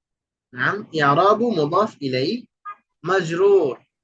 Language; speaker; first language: Arabic; non-native, fluent; Bangla